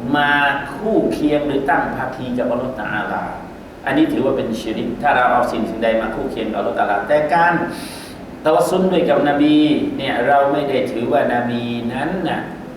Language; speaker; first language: Thai; native; Thai